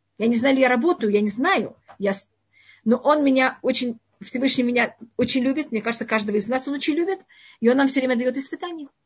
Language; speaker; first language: Russian; early bilingual, heritage; Russian